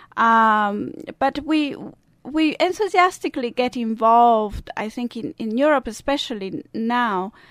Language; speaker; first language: English; non-native, fluent; Italian